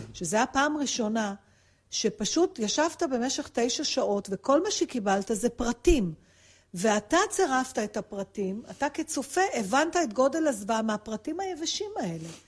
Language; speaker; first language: Hebrew; native; Hebrew